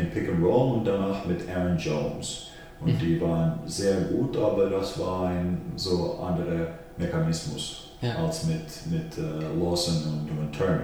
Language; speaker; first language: German; non-native, fluent; Finnish